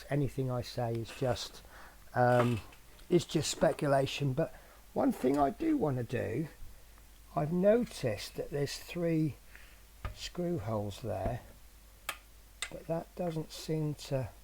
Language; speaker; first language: English; native; English